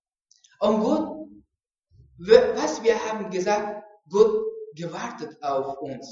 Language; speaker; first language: German; non-native, learner; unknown